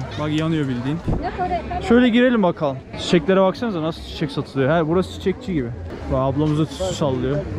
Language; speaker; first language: Turkish; native; Turkish